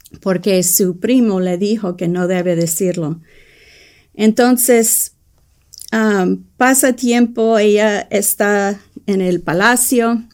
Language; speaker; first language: Spanish; early bilingual, heritage; English